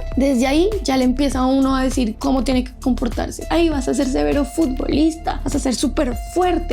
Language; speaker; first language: Spanish; native; Spanish